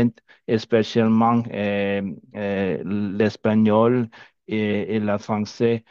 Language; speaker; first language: French; non-native, learner; Danish